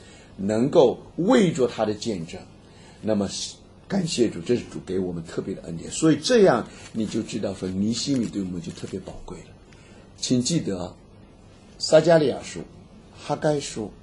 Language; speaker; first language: Chinese; native; Chinese